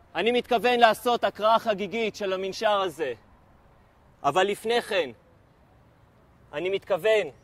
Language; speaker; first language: Hebrew; native; Hebrew